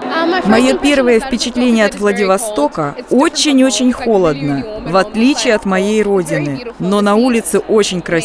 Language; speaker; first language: Russian; non-native, fluent; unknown